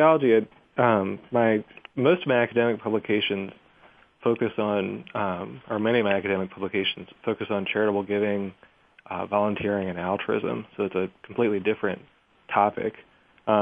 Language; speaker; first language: English; native; English